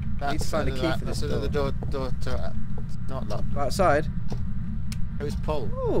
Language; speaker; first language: English; native; English